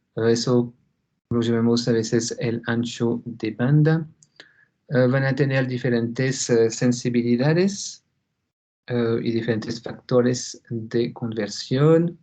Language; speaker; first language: Spanish; non-native, fluent; French